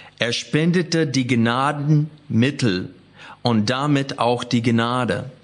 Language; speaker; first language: German; non-native, fluent; English